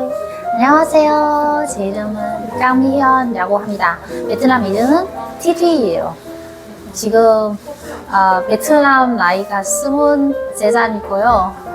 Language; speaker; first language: Korean; non-native, learner; Vietnamese